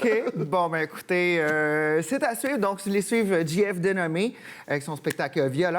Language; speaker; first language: French; native; French